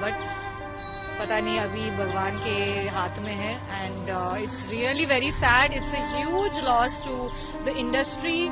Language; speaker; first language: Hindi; non-native, local second language; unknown